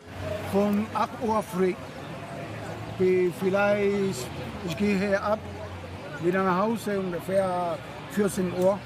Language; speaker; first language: German; non-native, learner; Spanish